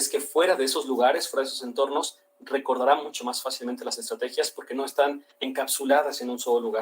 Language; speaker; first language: Spanish; native; Spanish